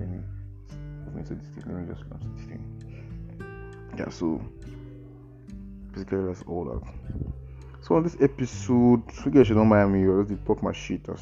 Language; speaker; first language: English; non-native, local second language; Yoruba